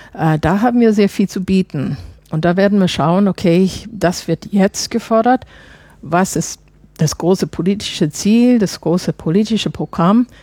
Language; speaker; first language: German; non-native, fluent; English